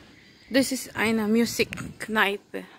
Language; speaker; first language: German; non-native, learner; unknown